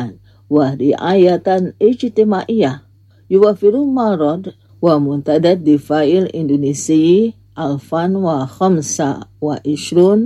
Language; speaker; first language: Arabic; non-native, fluent; Indonesian